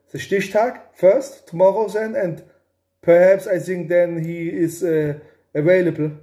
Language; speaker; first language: English; non-native, learner; German